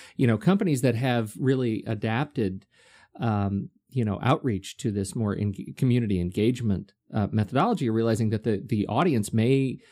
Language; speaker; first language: English; native; English